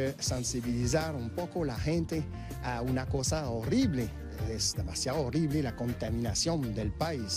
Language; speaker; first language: Spanish; non-native, fluent; French